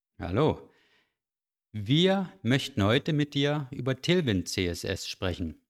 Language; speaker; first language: German; native; German